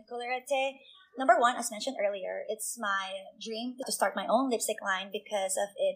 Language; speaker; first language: English; non-native, local second language; Filipino